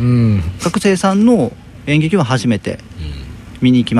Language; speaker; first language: Japanese; native; Japanese